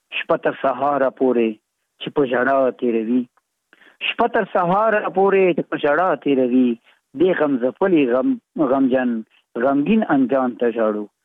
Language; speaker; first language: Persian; non-native, local second language; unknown